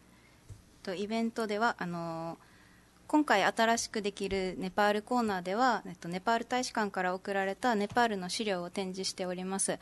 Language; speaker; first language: Japanese; native; Japanese